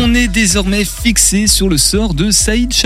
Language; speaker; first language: French; native; French